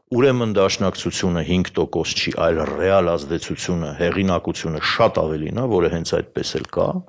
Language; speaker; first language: Armenian; native; Armenian